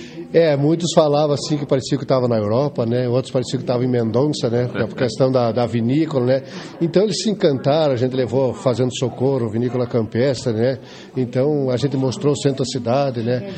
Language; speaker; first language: Portuguese; native; Portuguese